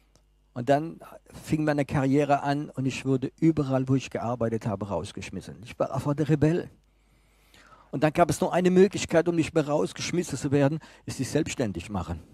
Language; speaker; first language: German; non-native, fluent; French